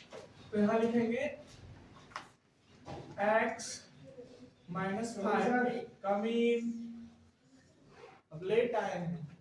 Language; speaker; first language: Hindi; native; Hindi